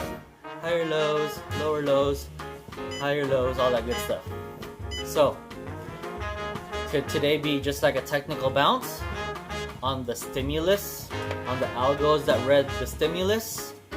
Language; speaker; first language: English; native; English